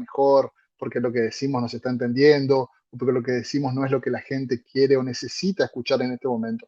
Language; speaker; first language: Spanish; native; Spanish